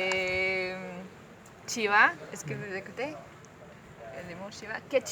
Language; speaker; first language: French; non-native, learner; Spanish